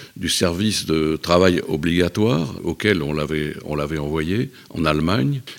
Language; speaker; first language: French; native; French